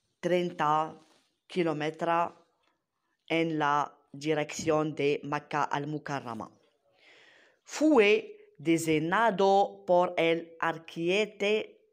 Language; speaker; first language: Spanish; non-native, learner; Arabic